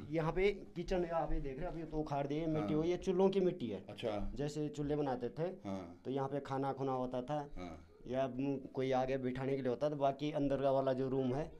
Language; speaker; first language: Hindi; non-native, local second language; Garhwali